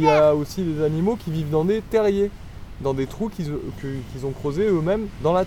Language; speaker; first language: French; native; French